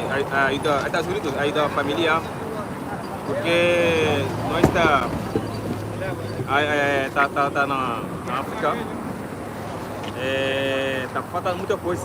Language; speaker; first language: Portuguese; non-native, learner; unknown